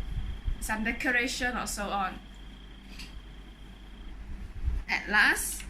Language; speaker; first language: English; non-native, local second language; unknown